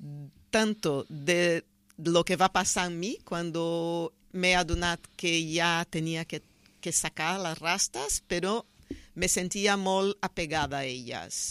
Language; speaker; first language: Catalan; non-native, fluent; Portuguese